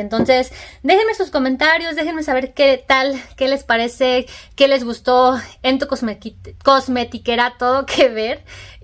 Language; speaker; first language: Spanish; native; Spanish